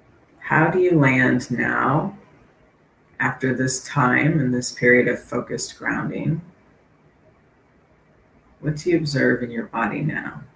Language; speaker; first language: English; native; English